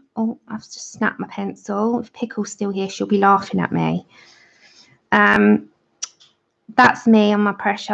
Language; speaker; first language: English; native; English